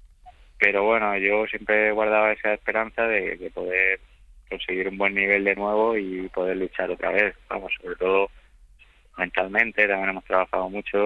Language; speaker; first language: Spanish; native; Spanish